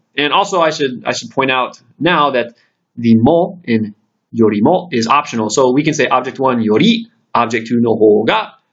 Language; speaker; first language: English; native; English